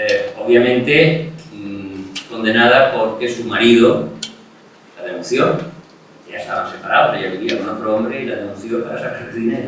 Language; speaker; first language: Spanish; non-native, local second language; Catalan